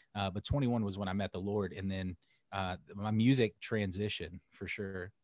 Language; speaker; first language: English; native; English